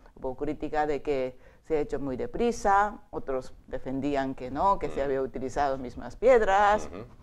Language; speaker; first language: Spanish; non-native, fluent; Japanese